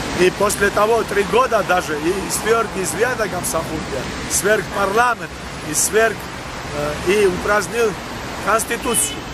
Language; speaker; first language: Russian; non-native, local second language; Georgian